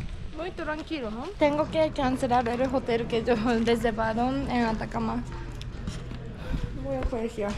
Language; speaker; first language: Spanish; non-native, fluent; Japanese